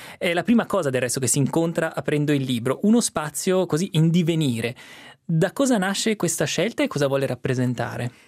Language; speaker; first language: Italian; native; Italian